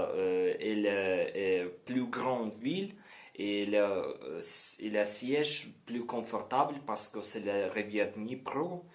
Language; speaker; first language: French; non-native, learner; Ukrainian